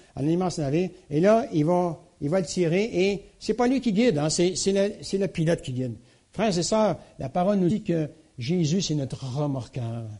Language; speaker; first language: French; native; French